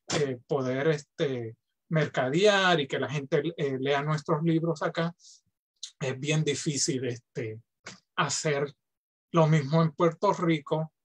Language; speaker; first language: Spanish; native; Spanish